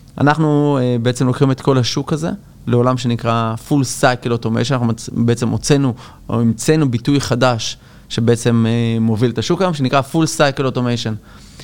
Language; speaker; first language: Hebrew; native; Hebrew